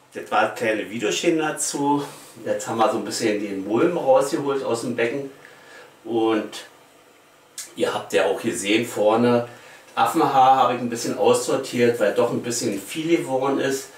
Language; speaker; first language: German; native; German